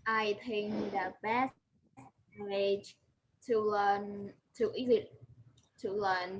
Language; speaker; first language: English; non-native, learner; Vietnamese